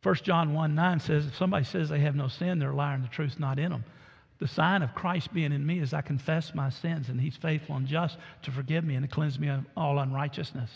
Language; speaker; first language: English; native; English